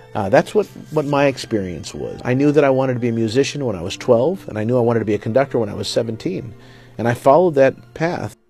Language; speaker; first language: English; native; English